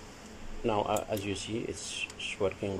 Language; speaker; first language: English; non-native, learner; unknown